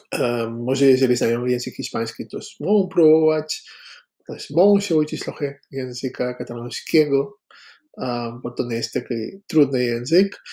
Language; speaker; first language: Polish; non-native, fluent; Catalan